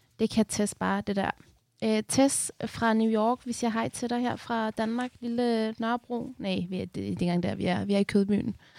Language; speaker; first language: Danish; early bilingual, other home language; Persian